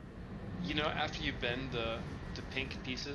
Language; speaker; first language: English; native; English